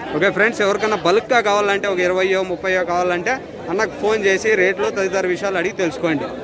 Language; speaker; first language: Telugu; native; Telugu